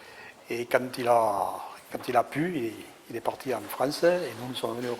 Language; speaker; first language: French; early bilingual, other home language; Catalan